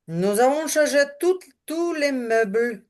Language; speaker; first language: French; non-native, learner; Ukrainian